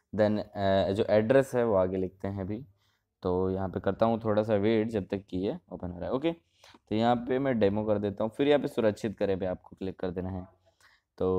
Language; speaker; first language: Hindi; native; Hindi